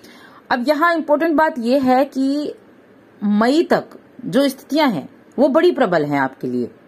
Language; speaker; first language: Hindi; native; Hindi